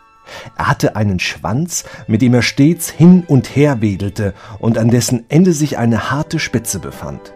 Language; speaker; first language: German; native; German